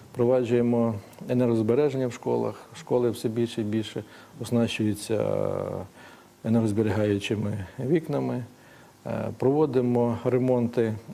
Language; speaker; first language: Ukrainian; native; Ukrainian